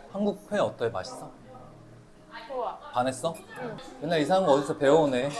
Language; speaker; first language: Korean; native; Korean